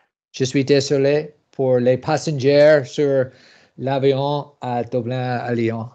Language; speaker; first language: French; non-native, learner; English